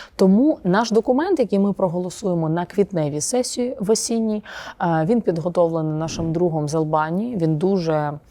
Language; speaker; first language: Ukrainian; native; Ukrainian